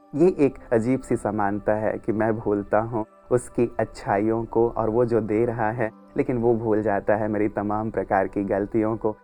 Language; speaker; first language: Hindi; native; Hindi